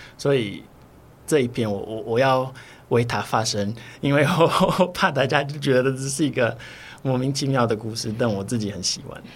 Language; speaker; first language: Chinese; non-native, fluent; Portuguese